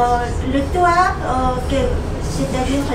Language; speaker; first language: French; non-native, fluent; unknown